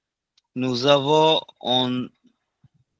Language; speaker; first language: French; non-native, learner; Bangla